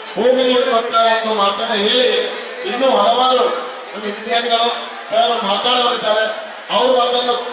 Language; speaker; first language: Kannada; native; Kannada